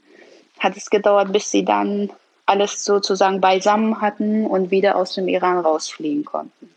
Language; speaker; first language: German; early bilingual, other home language; Persian